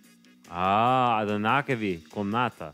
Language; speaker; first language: Russian; non-native, learner; English